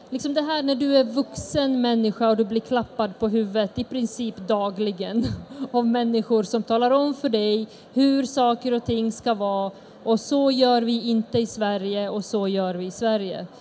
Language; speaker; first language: Swedish; early bilingual, other home language; Bosnian